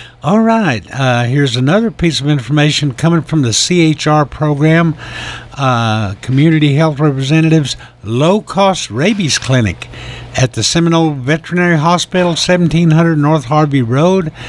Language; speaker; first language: English; native; English